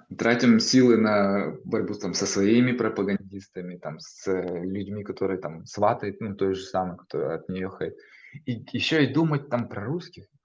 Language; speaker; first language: Russian; native; Russian